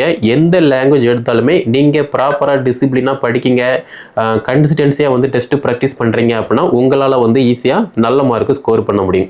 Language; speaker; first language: Tamil; native; Tamil